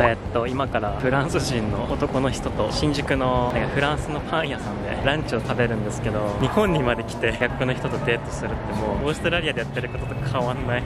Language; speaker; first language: Japanese; native; Japanese